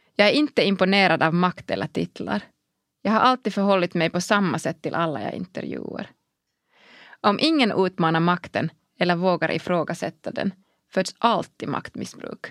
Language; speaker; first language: Swedish; non-native, local second language; Finnish